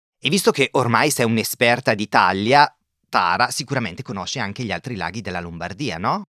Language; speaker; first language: Italian; native; Italian